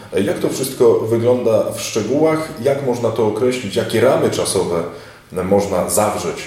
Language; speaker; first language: Polish; native; Polish